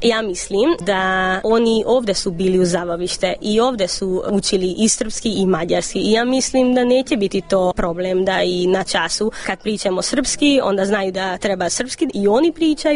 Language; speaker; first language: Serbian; non-native, local second language; Hungarian